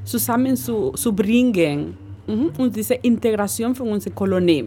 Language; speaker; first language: German; non-native, learner; Spanish